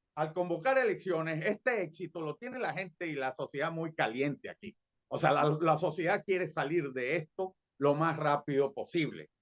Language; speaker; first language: Spanish; native; Spanish